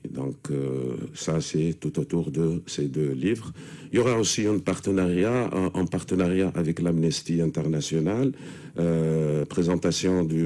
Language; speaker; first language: French; non-native, local second language; Arabic